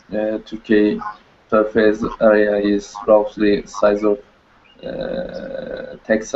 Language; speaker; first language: English; non-native, learner; Turkish